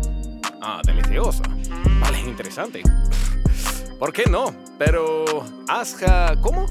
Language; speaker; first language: Spanish; non-native, learner; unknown